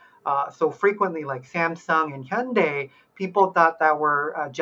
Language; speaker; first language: English; early bilingual, other home language; Korean